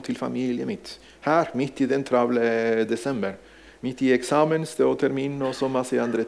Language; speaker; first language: Norwegian; non-native, fluent; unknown